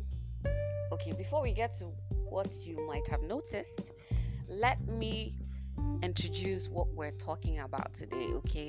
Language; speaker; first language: English; non-native, local second language; Igbo